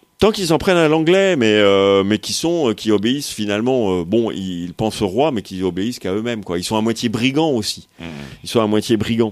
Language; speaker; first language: French; native; French